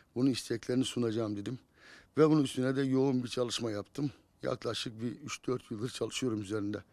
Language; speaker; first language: Turkish; native; Turkish